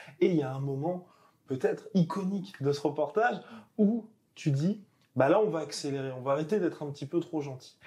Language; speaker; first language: French; native; French